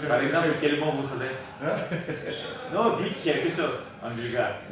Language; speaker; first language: French; non-native, learner; Bulgarian